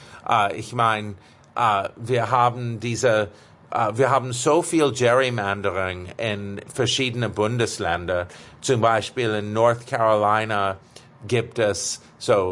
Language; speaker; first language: German; non-native, fluent; English